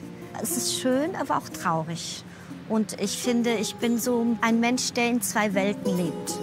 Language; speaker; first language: German; early bilingual, other home language; Portuguese